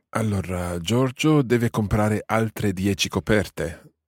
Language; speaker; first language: Italian; non-native, fluent; English